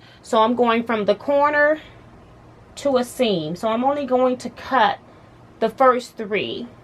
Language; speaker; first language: English; native; English